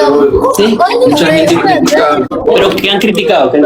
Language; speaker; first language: Spanish; native; Spanish